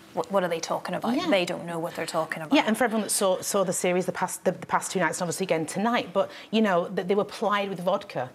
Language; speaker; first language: English; native; English